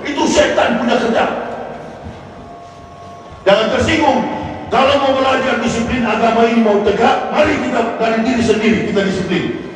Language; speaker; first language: Indonesian; native; Indonesian